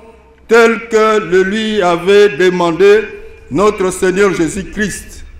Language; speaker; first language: French; non-native, local second language; Lingala